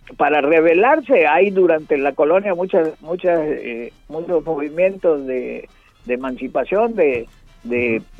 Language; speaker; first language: Spanish; native; Spanish